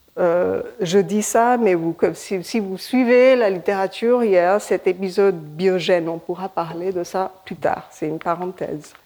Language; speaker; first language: French; non-native, fluent; Hindi